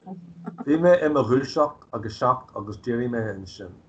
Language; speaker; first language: Irish; non-native, local second language; English